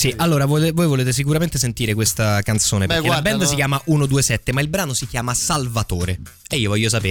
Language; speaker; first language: Italian; native; Italian